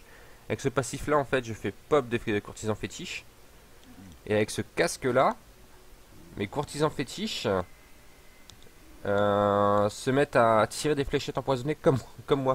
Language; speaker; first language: French; native; French